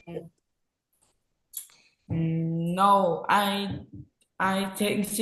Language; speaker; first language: English; non-native, learner; Vietnamese